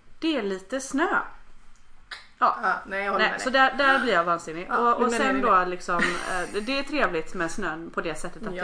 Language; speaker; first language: Swedish; native; Swedish